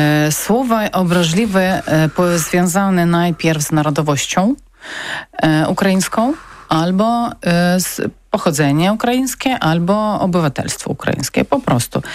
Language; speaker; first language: Polish; non-native, learner; Ukrainian